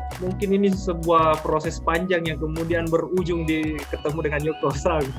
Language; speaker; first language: Indonesian; native; Indonesian